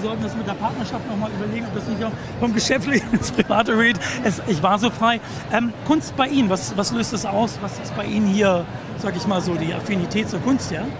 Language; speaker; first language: German; native; German